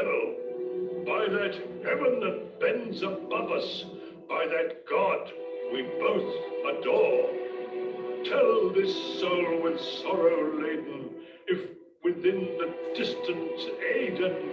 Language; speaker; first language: English; native; English